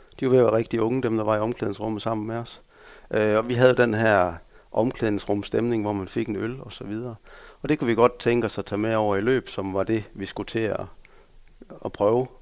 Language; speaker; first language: Danish; native; Danish